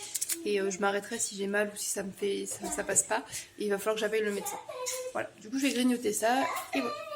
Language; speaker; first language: French; native; French